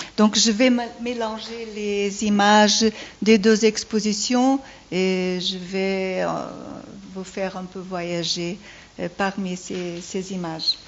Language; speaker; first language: French; non-native, learner; Portuguese